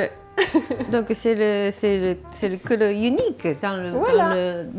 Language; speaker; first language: French; non-native, learner; Japanese